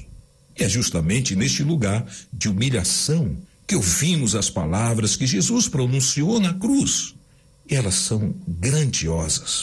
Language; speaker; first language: Portuguese; native; Portuguese